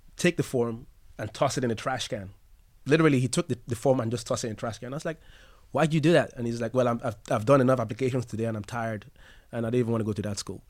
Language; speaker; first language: English; non-native, local second language; Yoruba